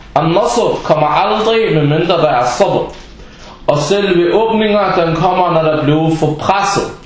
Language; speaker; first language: Danish; early bilingual, other home language; Arabic